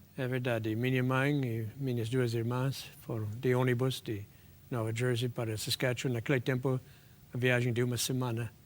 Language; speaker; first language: Portuguese; non-native, fluent; English